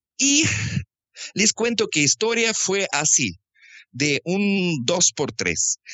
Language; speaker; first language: Spanish; non-native, fluent; Russian